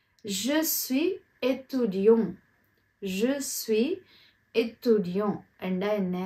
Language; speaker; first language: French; non-native, fluent; Tamil